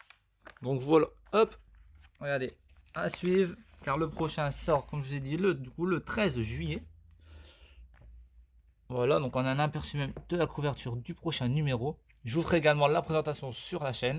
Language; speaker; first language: French; native; French